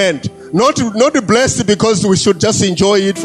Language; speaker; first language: English; non-native, local second language; Nyanja